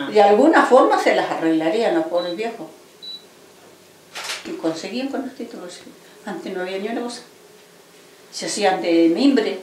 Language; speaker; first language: Spanish; native; Spanish